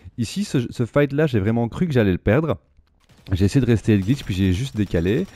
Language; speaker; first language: French; native; French